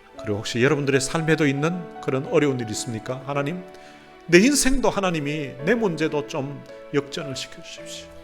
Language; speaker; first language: Korean; native; Korean